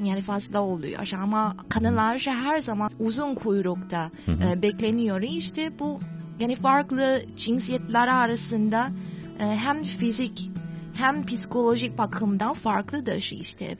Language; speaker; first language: Turkish; non-native, fluent; Chinese